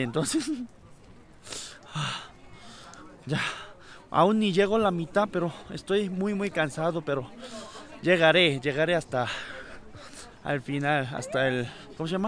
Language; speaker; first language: Spanish; non-native, fluent; Korean